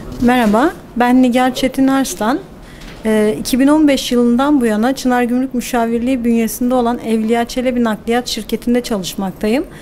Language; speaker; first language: Turkish; native; Turkish